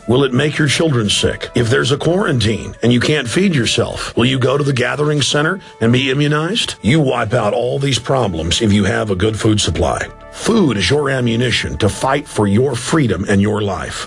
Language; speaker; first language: English; native; English